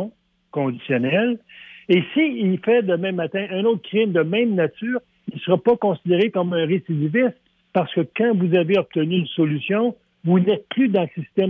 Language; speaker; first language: French; native; French